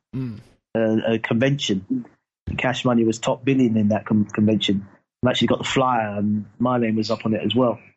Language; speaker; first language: English; native; English